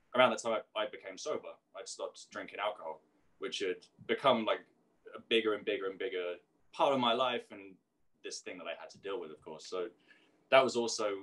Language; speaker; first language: English; native; English